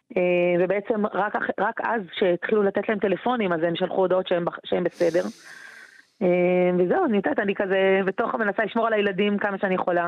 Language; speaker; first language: Hebrew; native; Hebrew